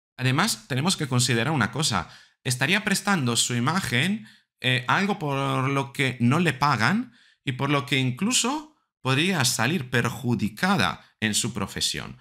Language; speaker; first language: Spanish; non-native, fluent; Italian